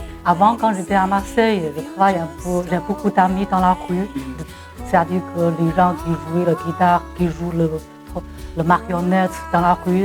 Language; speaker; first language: French; non-native, fluent; Chinese